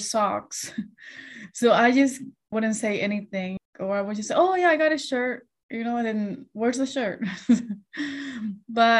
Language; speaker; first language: English; early bilingual, other home language; Spanish